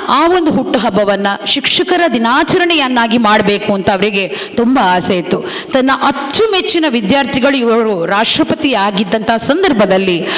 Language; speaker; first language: Kannada; non-native, local second language; Tulu